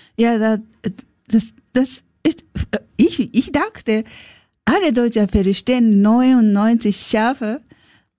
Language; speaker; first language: German; non-native, learner; Japanese